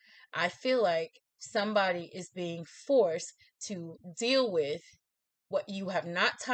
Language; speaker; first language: English; native; English